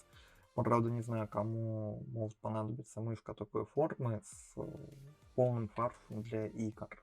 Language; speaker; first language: Russian; native; Russian